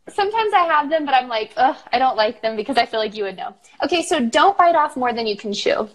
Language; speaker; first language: English; native; English